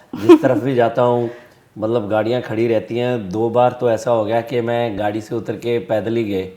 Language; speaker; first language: Hindi; non-native, local second language; Punjabi